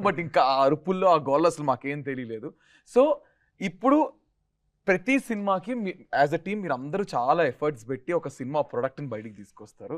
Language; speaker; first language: Telugu; native; Telugu